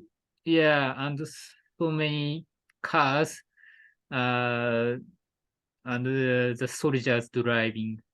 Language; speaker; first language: English; non-native, learner; Japanese